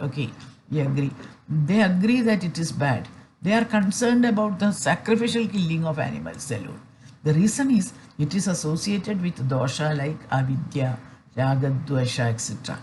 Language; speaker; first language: English; non-native, fluent; Malayalam